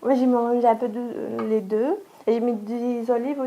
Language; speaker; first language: French; non-native, local second language; Arabic